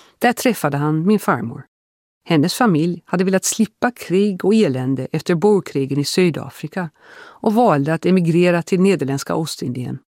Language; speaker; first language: Swedish; early bilingual, heritage; Swedish